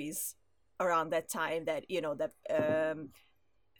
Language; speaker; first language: English; non-native, fluent; Hungarian